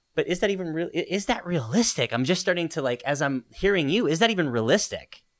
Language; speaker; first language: English; early bilingual, other home language; Italian